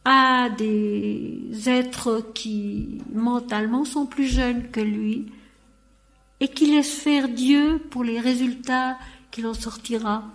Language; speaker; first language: French; native; French